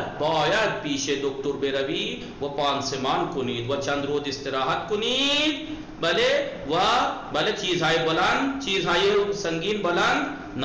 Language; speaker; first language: Persian; non-native, fluent; Urdu